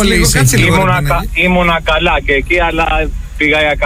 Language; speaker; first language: Greek; non-native, fluent; Albanian